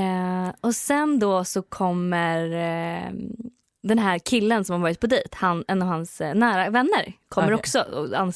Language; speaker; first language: Swedish; native; Swedish